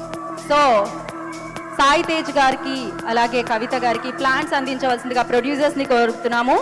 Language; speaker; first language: Telugu; native; Telugu